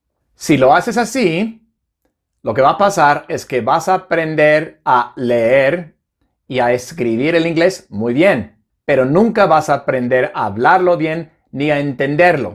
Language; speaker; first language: Spanish; non-native, fluent; English